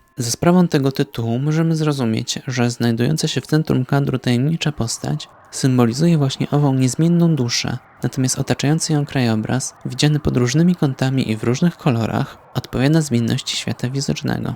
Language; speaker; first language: Polish; native; Polish